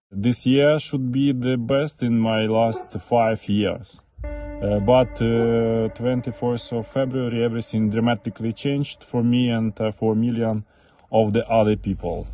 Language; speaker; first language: English; non-native, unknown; Ukrainian